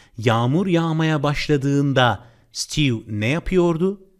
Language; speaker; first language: English; non-native, fluent; Turkish